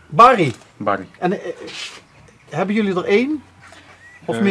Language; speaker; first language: Dutch; native; Dutch